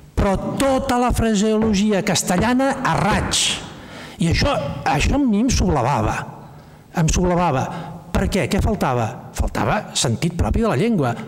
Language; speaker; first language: Catalan; native; Catalan